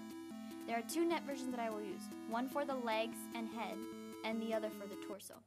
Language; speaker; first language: English; native; English